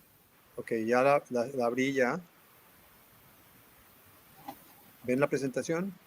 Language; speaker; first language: Spanish; native; Spanish